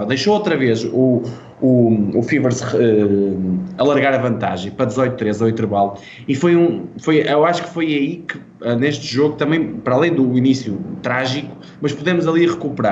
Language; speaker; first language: Portuguese; native; Portuguese